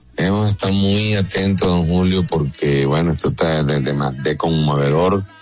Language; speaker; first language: Spanish; native; Spanish